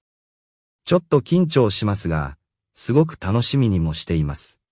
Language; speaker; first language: Japanese; non-native, fluent; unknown